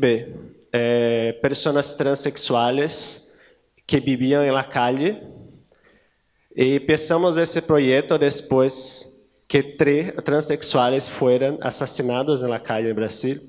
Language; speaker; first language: Spanish; non-native, learner; Portuguese